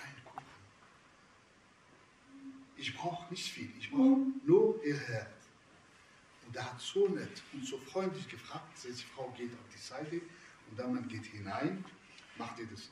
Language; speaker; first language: German; non-native, fluent; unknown